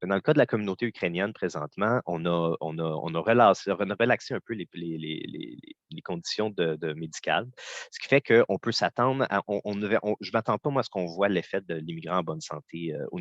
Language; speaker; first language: French; native; French